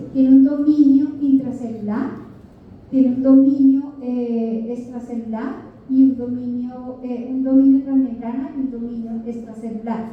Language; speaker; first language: Spanish; native; Spanish